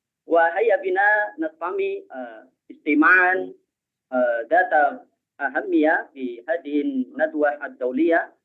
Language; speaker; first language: Arabic; non-native, fluent; Indonesian